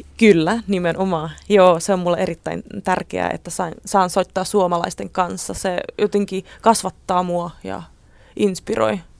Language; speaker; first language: Finnish; non-native, fluent; Czech